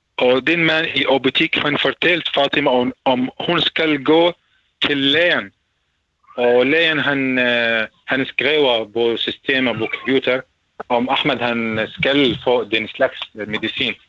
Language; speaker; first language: Danish; non-native, learner; Arabic